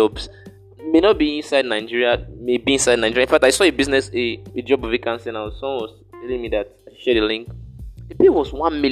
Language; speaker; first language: English; non-native, local second language; Yoruba